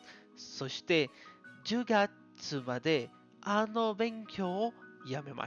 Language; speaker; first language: Japanese; non-native, learner; Portuguese